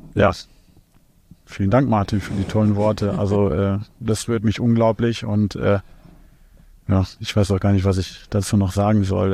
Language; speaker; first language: German; native; German